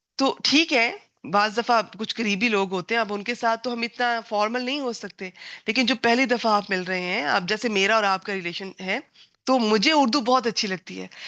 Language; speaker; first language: Urdu; non-native, local second language; Punjabi